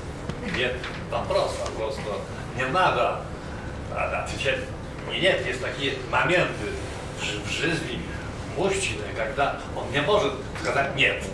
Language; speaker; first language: Russian; non-native, fluent; Polish